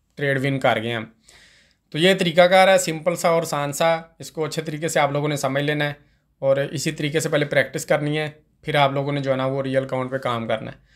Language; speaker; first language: Urdu; non-native, local second language; Punjabi